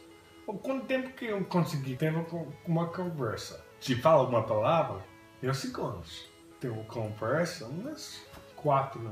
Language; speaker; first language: Portuguese; non-native, fluent; English